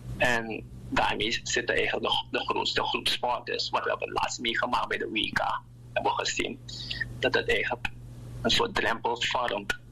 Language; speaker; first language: Dutch; native; Dutch